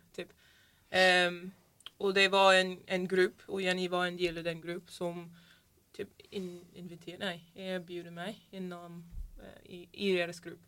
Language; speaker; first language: Swedish; non-native, learner; English